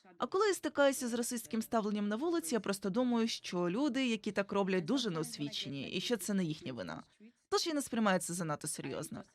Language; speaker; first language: Ukrainian; non-native, fluent; Igbo